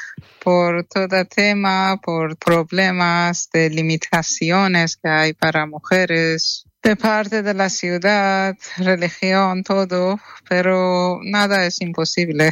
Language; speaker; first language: Spanish; non-native, learner; Persian